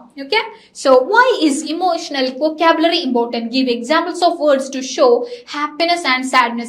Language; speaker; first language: English; non-native, local second language; Malayalam